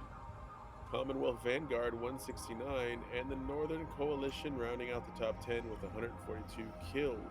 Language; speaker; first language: English; native; English